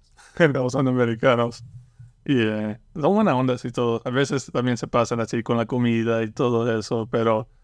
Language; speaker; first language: Spanish; early bilingual, heritage; Spanish